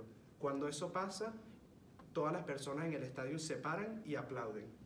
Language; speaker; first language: Spanish; early bilingual, heritage; Spanish